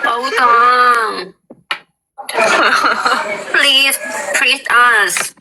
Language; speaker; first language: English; non-native, learner; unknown